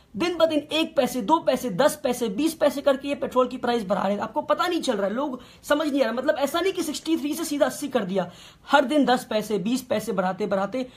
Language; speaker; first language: Hindi; native; Hindi